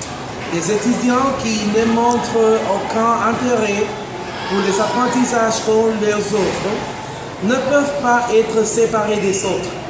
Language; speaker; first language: French; non-native, fluent; Spanish